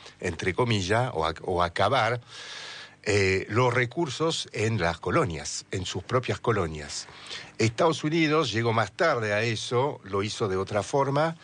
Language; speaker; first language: Spanish; non-native, fluent; French